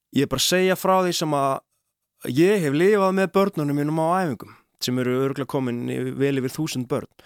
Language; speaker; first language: Icelandic; native; Icelandic